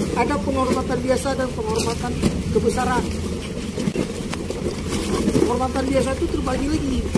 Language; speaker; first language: Indonesian; native; Indonesian